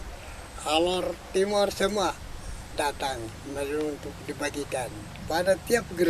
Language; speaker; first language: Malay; non-native, local second language; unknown